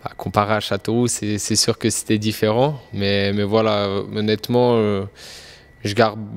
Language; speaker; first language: French; native; French